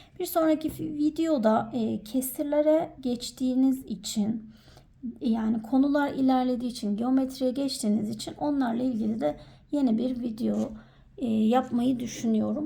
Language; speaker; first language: Turkish; native; Turkish